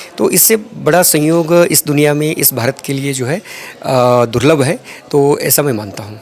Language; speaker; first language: Hindi; non-native, local second language; Telugu